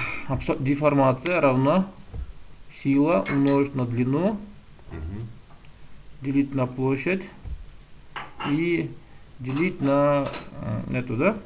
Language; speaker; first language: Russian; native; Russian